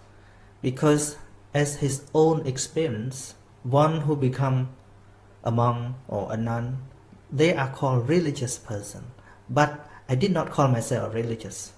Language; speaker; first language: English; non-native, fluent; Khmer